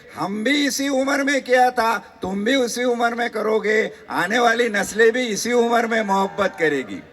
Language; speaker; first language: Hindi; non-native, local second language; Marathi